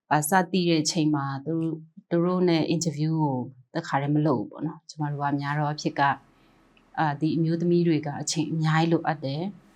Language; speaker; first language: Burmese; non-native, local second language; Kachin